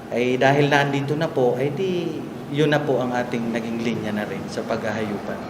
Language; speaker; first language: Filipino; native; Filipino